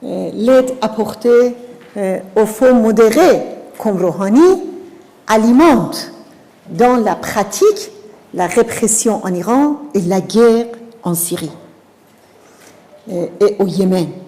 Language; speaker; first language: French; non-native, fluent; Persian